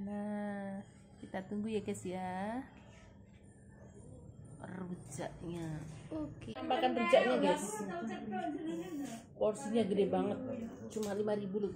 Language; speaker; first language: Indonesian; non-native, local second language; Javanese